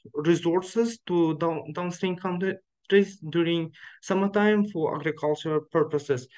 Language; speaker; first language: English; non-native, fluent; Uzbek